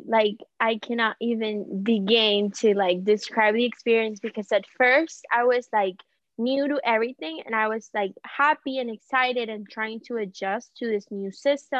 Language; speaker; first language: English; non-native, fluent; Spanish